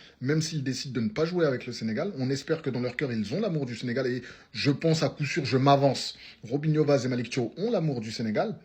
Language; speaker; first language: French; early bilingual, other home language; Wolof